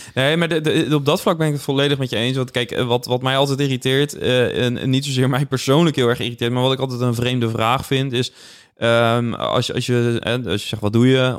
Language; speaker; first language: Dutch; native; Dutch